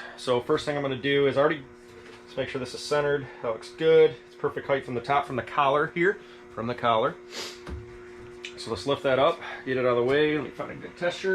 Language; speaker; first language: English; native; English